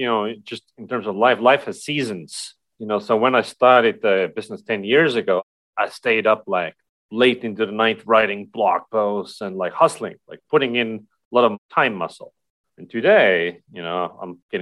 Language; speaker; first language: English; non-native, fluent; Estonian